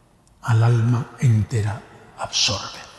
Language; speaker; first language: Spanish; native; Spanish